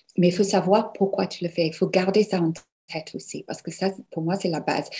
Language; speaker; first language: French; non-native, fluent; English